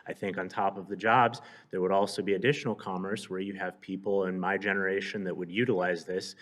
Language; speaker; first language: English; native; English